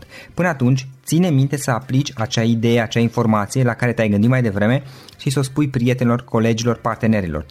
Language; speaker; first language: Romanian; native; Romanian